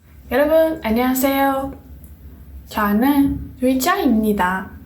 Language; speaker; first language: Korean; non-native, learner; Portuguese